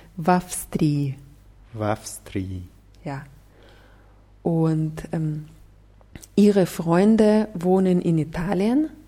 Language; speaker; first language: German; non-native, fluent; Russian